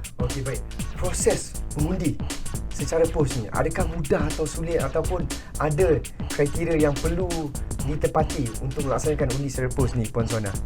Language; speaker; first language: Malay; native; Malay